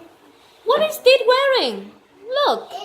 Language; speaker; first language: English; non-native, fluent; Vietnamese